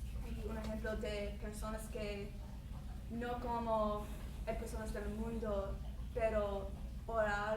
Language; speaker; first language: Spanish; non-native, learner; English